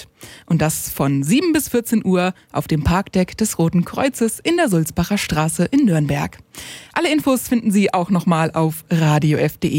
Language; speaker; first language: German; native; German